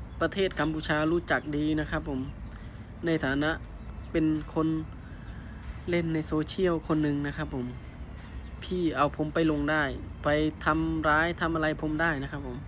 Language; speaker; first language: Thai; non-native, fluent; Khmer